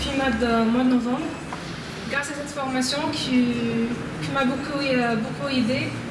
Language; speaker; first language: French; non-native, learner; Arabic